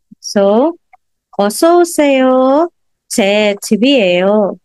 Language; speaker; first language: Korean; non-native, fluent; Filipino